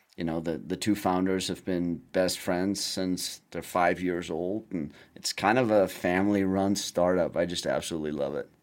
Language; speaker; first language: English; non-native, fluent; German